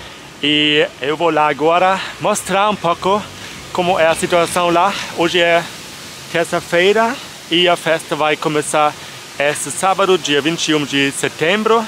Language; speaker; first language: Portuguese; non-native, fluent; German